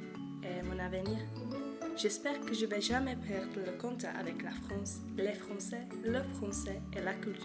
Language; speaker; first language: French; non-native, learner; Czech